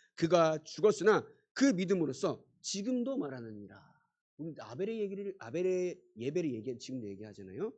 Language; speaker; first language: Korean; native; Korean